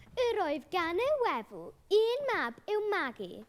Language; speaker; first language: Welsh; native; Welsh